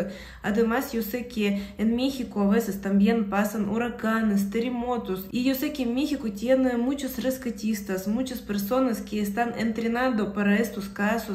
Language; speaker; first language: Spanish; non-native, fluent; Russian